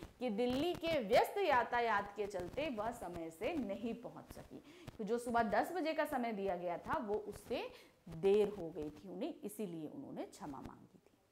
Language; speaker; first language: Hindi; native; Hindi